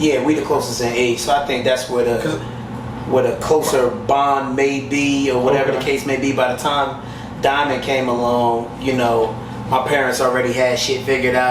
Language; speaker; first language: English; native; English